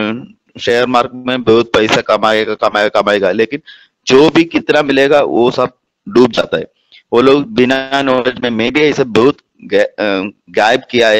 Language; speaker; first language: Hindi; non-native, local second language; Malayalam